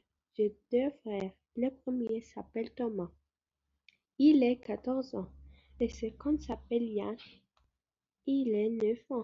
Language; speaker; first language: French; non-native, learner; Arabic